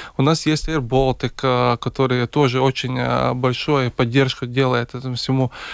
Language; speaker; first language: Russian; non-native, local second language; Latvian